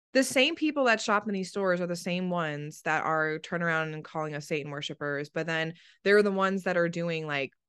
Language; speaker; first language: English; native; English